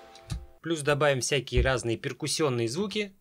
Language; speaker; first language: Russian; native; Russian